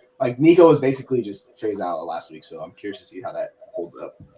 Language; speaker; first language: English; native; English